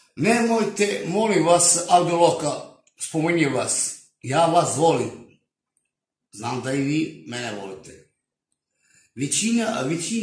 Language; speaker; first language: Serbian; non-native, local second language; Romany